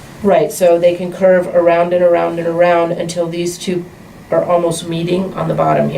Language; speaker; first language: English; native; English